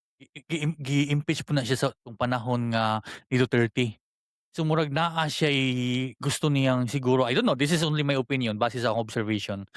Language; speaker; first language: Cebuano; native; Cebuano